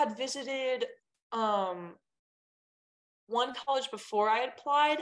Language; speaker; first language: English; native; English